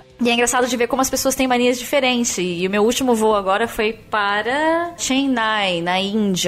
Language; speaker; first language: Portuguese; native; Portuguese